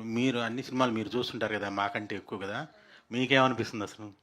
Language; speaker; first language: Telugu; native; Telugu